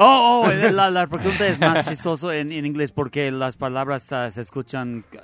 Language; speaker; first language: Spanish; non-native, learner; English